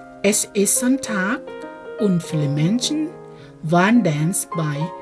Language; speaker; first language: German; non-native, learner; Thai